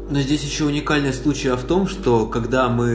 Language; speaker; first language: Russian; native; Russian